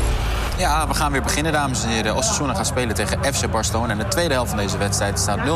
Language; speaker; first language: Dutch; native; Dutch